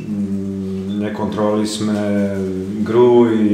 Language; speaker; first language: Polish; non-native, learner; Czech